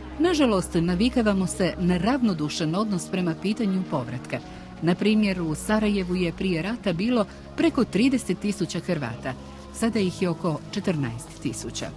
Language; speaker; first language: Croatian; native; Croatian